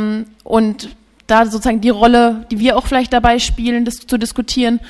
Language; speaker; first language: German; native; German